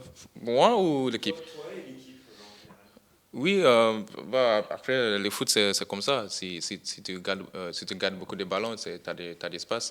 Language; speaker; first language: French; non-native, fluent; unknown